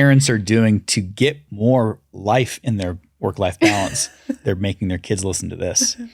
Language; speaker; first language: English; native; English